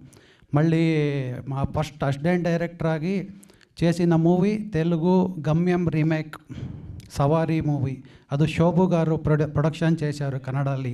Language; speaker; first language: Telugu; non-native, learner; Kannada